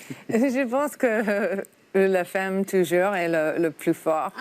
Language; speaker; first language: French; non-native, learner; English